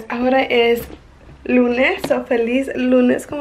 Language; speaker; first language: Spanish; early bilingual, heritage; Spanish